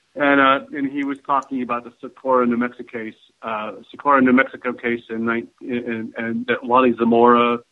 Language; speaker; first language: English; native; English